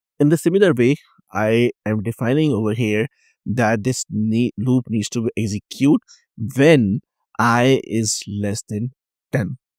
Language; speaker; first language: English; non-native, local second language; Urdu